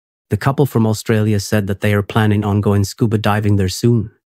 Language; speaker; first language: English; native; English